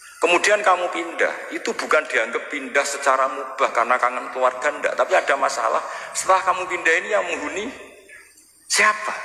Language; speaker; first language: Indonesian; non-native, local second language; Javanese